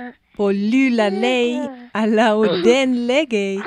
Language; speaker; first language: Greek; non-native, fluent; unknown